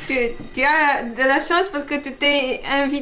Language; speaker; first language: French; non-native, fluent; Romanian